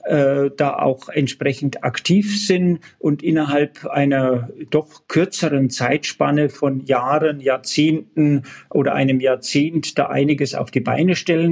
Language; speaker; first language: German; native; German